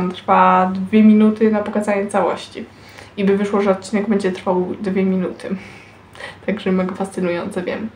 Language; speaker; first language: Polish; native; Polish